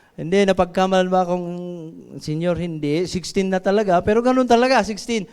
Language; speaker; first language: Filipino; non-native, local second language; Iloko